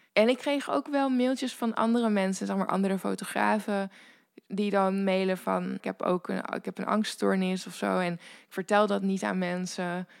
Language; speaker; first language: Dutch; native; Dutch